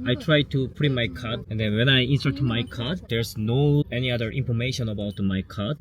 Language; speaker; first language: English; non-native, learner; Korean